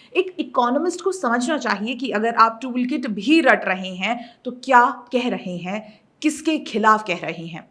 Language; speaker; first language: Hindi; native; Hindi